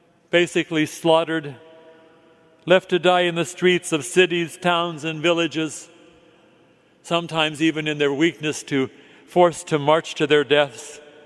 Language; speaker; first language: English; native; English